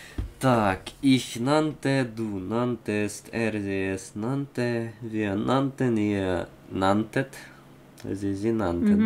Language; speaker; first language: German; non-native, learner; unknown